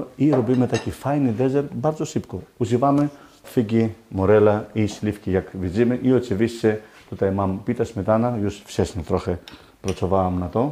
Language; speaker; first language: Polish; non-native, learner; Greek